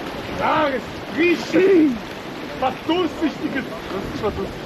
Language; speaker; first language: German; native; German